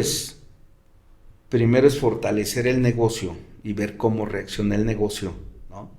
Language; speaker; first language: Spanish; native; Spanish